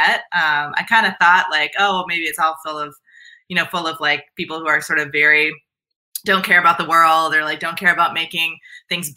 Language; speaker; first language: English; native; English